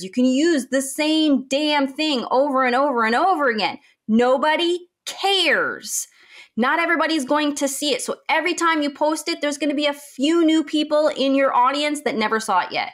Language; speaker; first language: English; native; English